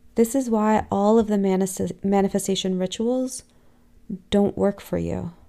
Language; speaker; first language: English; native; English